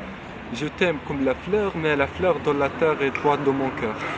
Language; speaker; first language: French; non-native, learner; Arabic